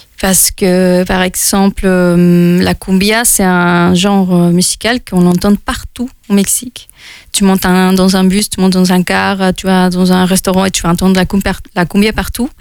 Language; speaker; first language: French; non-native, fluent; Spanish